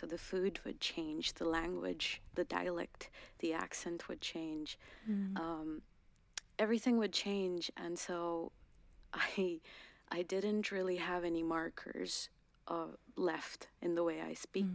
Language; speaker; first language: English; non-native, local second language; Garhwali